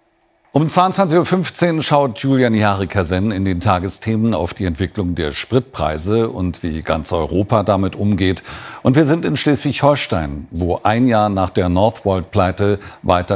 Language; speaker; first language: German; native; German